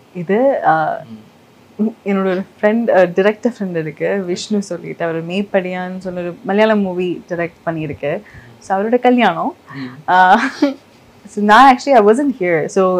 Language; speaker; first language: Tamil; non-native, learner; Malayalam